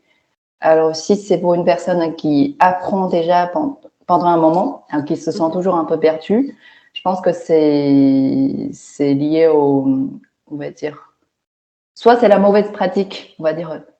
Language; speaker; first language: French; non-native, fluent; Chinese